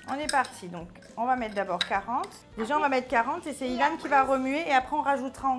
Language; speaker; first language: French; native; French